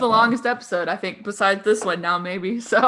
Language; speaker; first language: English; native; English